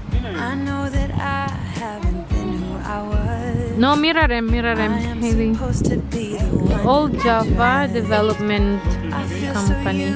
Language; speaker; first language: English; non-native, local second language; Filipino